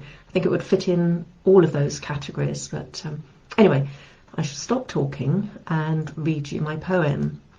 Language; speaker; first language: English; native; English